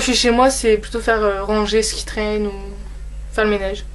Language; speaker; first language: French; native; French